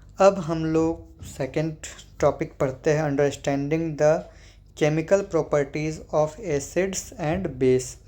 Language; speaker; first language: Hindi; native; Hindi